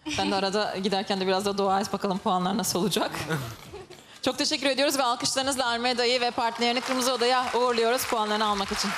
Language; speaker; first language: Turkish; native; Turkish